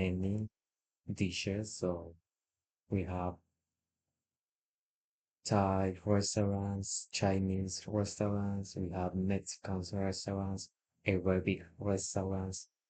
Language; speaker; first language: English; non-native, learner; Spanish